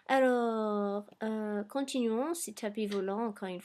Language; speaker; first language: French; non-native, fluent; English